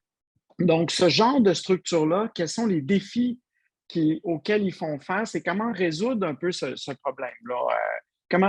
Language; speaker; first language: French; native; French